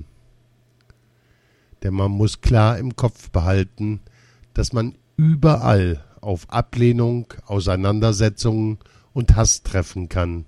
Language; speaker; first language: German; early bilingual, other home language; Russian